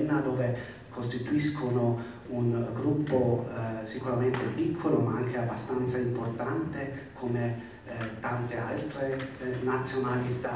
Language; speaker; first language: Italian; non-native, fluent; German